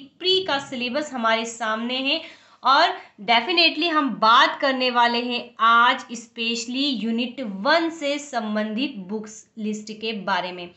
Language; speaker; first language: Hindi; native; Hindi